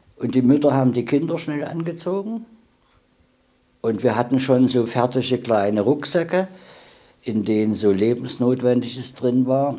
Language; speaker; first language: German; native; German